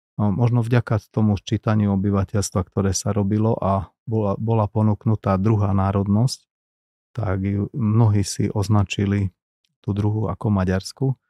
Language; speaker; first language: Slovak; non-native, local second language; Hungarian